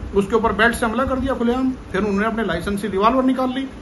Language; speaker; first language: Hindi; native; Hindi